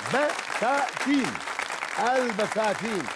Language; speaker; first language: Arabic; native; Arabic